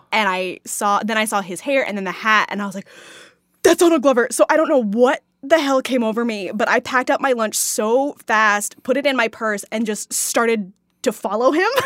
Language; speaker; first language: English; native; English